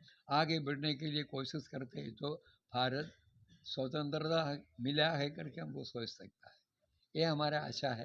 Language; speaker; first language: Hindi; non-native, local second language; Malayalam